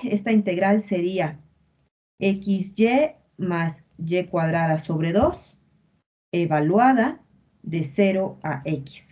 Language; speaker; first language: Spanish; native; Spanish